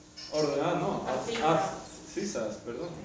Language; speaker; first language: Spanish; native; Spanish